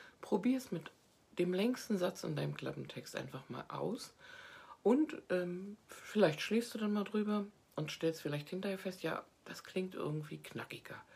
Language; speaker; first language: German; native; German